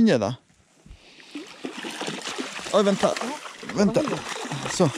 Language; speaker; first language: Swedish; native; Swedish